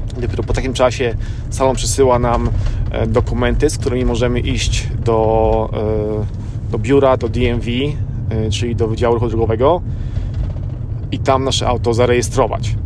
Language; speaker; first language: Polish; native; Polish